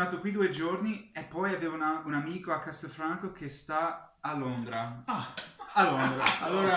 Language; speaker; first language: Italian; early bilingual, heritage; English